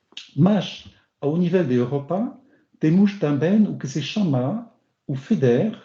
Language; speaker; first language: Portuguese; non-native, learner; French